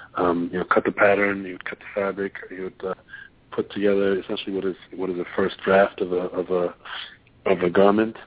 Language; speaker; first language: English; non-native, fluent; German